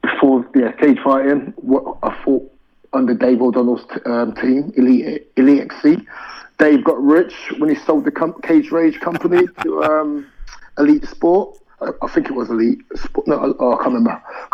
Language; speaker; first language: English; native; English